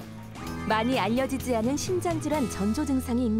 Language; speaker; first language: Korean; native; Korean